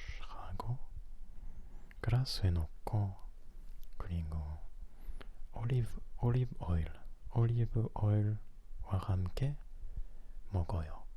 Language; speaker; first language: Korean; non-native, learner; French